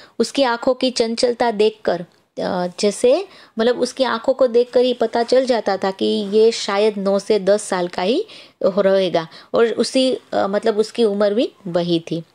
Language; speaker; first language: Hindi; non-native, local second language; Gujarati